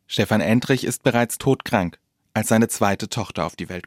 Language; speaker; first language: German; native; German